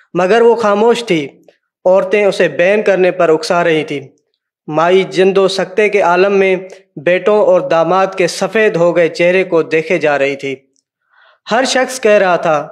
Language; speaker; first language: Urdu; non-native, local second language; Sindhi